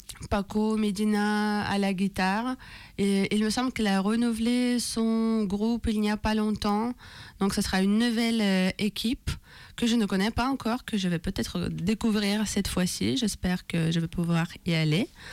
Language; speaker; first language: French; non-native, fluent; Russian